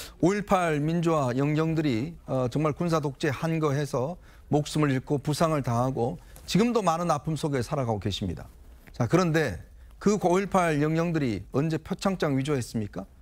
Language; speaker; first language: Korean; native; Korean